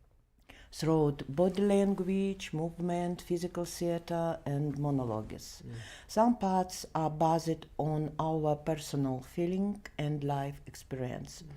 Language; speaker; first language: English; non-native, learner; Belarusian